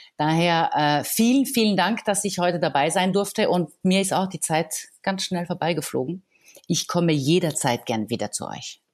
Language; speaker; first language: German; non-native, fluent; French